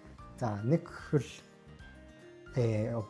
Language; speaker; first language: Mongolian; non-native, fluent; Japanese